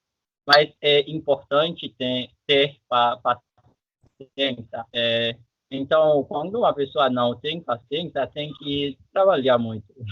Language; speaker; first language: Portuguese; non-native, fluent; French